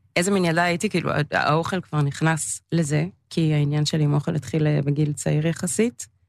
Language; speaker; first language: Hebrew; early bilingual, other home language; English